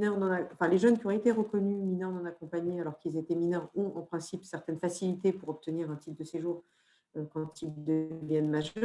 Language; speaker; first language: French; native; French